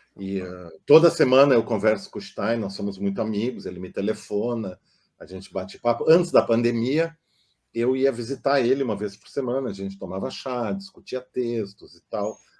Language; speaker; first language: Portuguese; non-native, local second language; German